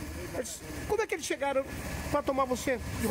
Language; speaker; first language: Portuguese; native; Portuguese